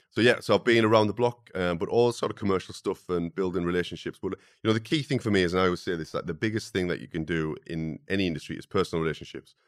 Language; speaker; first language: English; native; English